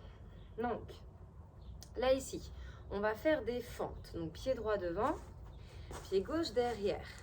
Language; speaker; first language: French; native; French